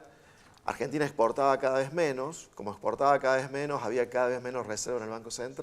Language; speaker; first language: Spanish; native; Spanish